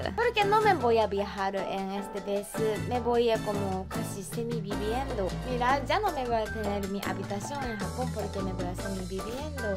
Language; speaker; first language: Spanish; non-native, learner; Japanese